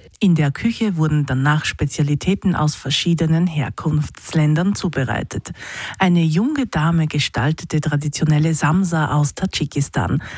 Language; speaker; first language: German; native; German